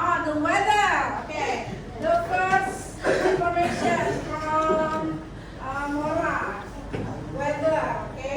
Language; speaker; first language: English; non-native, fluent; Indonesian